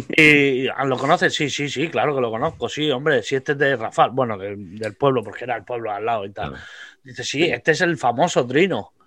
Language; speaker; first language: Spanish; native; Spanish